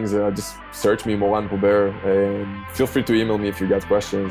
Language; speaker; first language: English; non-native, fluent; Hebrew